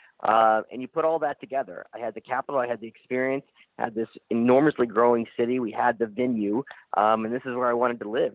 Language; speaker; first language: English; native; English